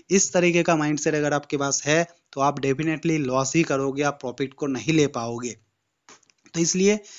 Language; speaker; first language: Hindi; native; Hindi